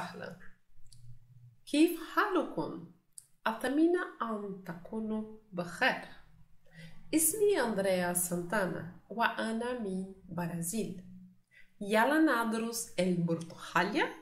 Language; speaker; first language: Arabic; non-native, learner; Portuguese